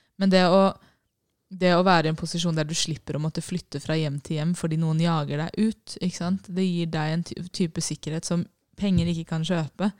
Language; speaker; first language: Norwegian; native; Norwegian